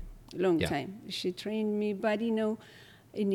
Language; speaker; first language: English; non-native, learner; Tigrinya